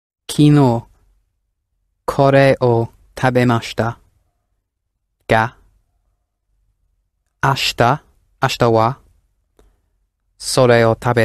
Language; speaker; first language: Japanese; non-native, learner; English